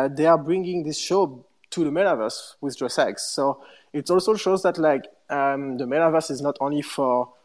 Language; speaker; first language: English; non-native, fluent; French